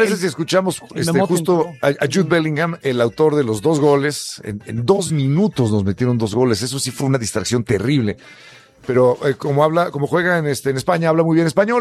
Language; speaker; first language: Spanish; native; Spanish